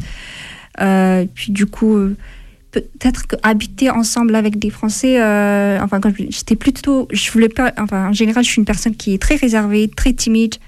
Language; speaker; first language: French; non-native, fluent; Amharic